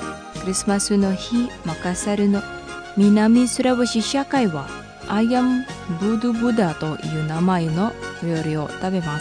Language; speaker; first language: Japanese; non-native, fluent; Indonesian